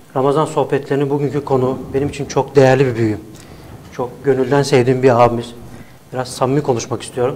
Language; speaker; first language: Turkish; native; Turkish